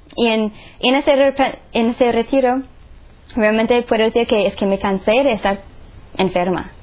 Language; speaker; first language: Spanish; non-native, fluent; English